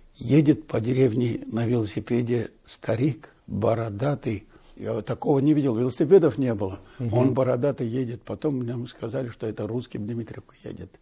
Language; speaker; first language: Russian; non-native, local second language; Tatar